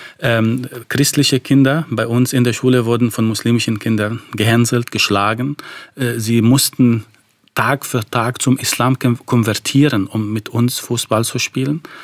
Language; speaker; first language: German; non-native, fluent; Arabic